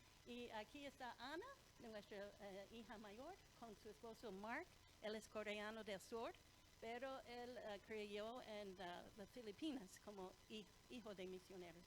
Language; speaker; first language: Spanish; non-native, fluent; English